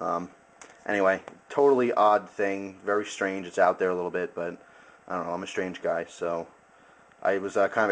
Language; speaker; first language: English; native; English